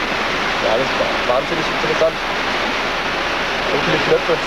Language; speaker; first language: German; early bilingual, other home language; Korean